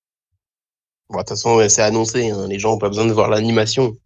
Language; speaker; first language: French; native; French